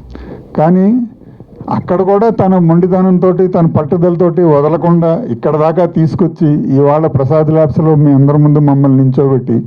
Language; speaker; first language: Telugu; native; Telugu